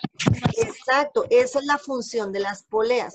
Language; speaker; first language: Spanish; native; Spanish